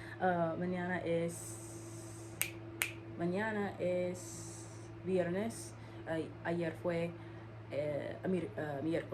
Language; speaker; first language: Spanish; non-native, learner; English